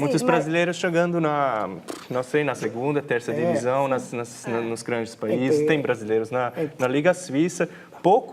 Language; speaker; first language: Portuguese; non-native, fluent; German